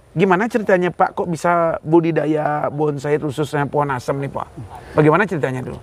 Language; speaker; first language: Indonesian; native; Indonesian